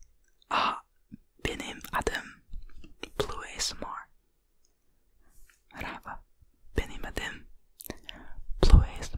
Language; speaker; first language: Turkish; non-native, learner; Finnish